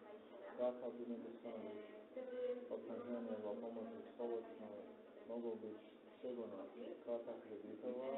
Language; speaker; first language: Polish; non-native, learner; Croatian